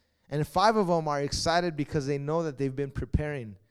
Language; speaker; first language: English; early bilingual, other home language; Spanish